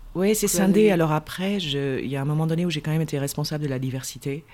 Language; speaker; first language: French; native; French